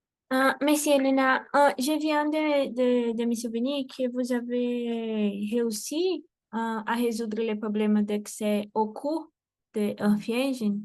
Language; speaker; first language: French; non-native, fluent; Portuguese